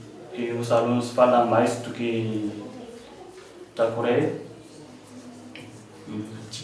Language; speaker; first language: Portuguese; non-native, learner; Korean